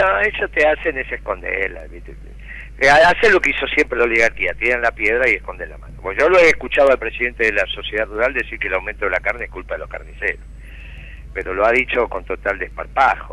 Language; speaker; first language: Spanish; native; Spanish